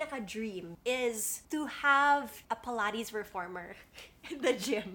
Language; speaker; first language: English; native; English